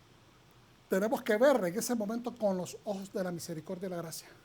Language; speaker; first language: Spanish; native; Spanish